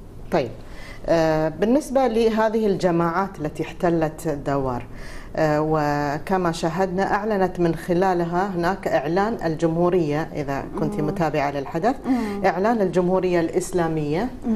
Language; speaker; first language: Arabic; native; Arabic